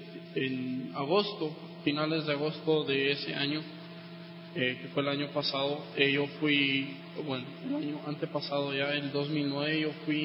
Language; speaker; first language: Spanish; non-native, local second language; English